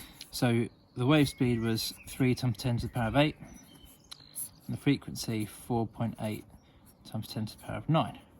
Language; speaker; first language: English; native; English